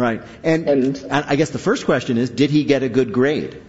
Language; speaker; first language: English; native; English